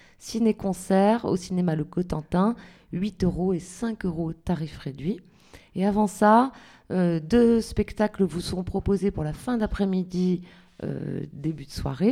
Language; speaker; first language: French; native; French